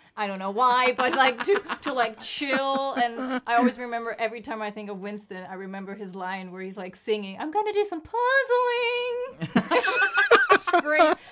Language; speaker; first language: English; non-native, fluent; German